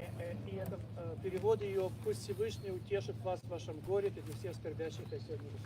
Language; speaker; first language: Russian; native; Russian